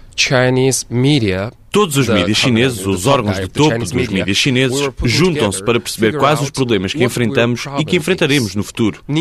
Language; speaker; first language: Portuguese; non-native, fluent; Chinese